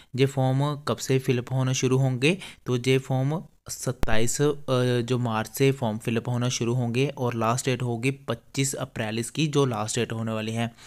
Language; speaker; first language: Hindi; native; Hindi